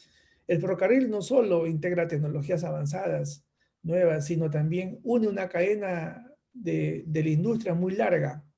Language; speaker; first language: Spanish; native; Spanish